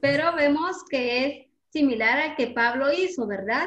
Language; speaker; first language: Spanish; native; Spanish